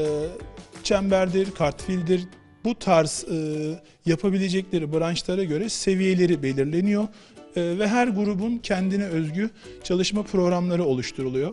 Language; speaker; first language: Turkish; native; Turkish